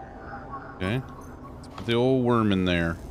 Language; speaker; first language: English; native; English